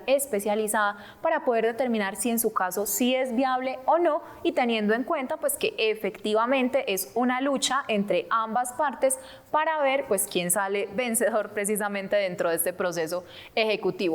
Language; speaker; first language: Spanish; native; Spanish